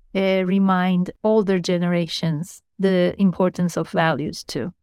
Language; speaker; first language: English; non-native, fluent; Turkish